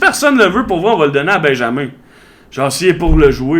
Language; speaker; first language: French; native; French